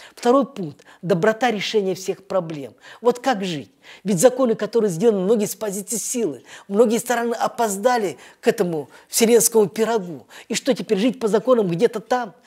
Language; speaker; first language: Russian; native; Russian